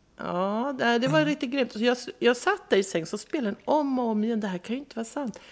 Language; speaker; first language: Swedish; native; Swedish